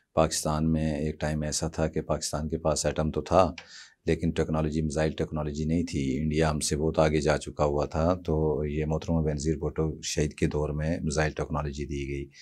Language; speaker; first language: Urdu; non-native, local second language; Punjabi